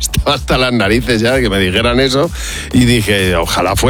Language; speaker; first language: Spanish; native; Spanish